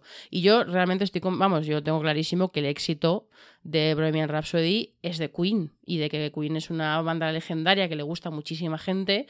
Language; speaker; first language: Spanish; native; Spanish